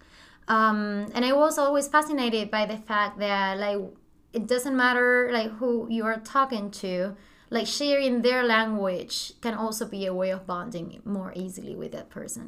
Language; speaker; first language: English; non-native, fluent; Spanish